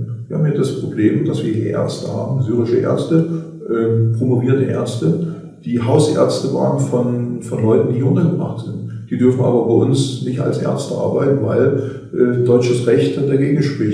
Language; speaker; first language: German; native; German